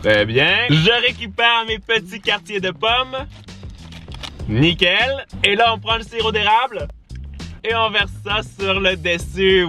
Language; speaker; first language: French; native; French